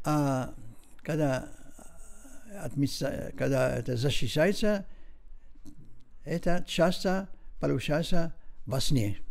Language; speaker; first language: Russian; non-native, learner; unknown